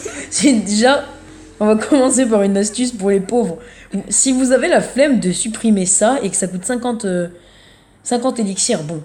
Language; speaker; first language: French; native; French